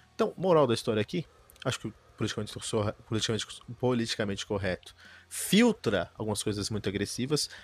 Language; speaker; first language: Portuguese; early bilingual, heritage; Portuguese